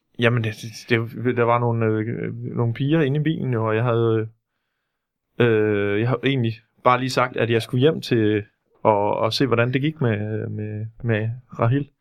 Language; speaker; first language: Danish; native; Danish